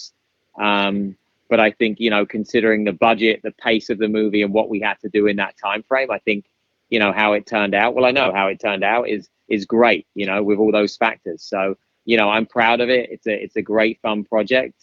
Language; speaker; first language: English; native; English